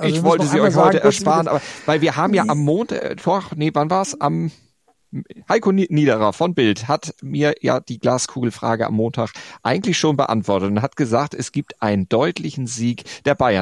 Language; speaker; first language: German; native; German